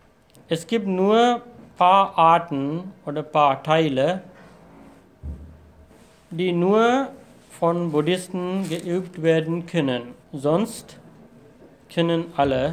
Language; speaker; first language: German; non-native, fluent; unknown